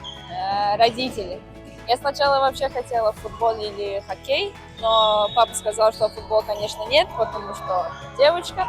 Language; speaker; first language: Russian; non-native, fluent; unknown